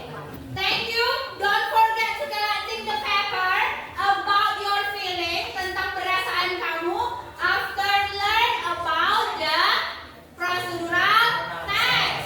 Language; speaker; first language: English; non-native, learner; Indonesian